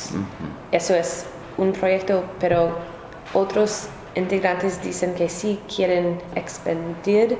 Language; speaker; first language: Spanish; non-native, learner; English